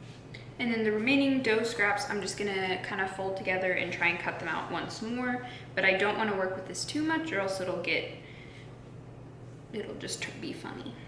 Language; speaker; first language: English; native; English